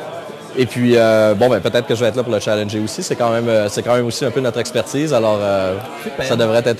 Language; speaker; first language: French; native; French